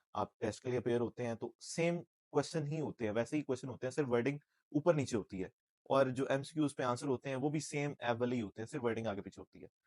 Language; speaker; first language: Urdu; non-native, local second language; Punjabi